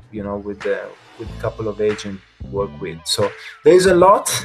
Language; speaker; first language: English; non-native, fluent; Italian